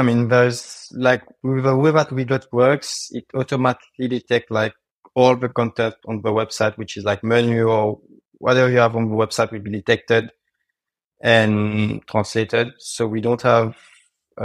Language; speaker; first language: English; non-native, fluent; French